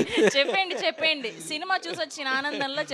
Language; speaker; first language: Telugu; native; Telugu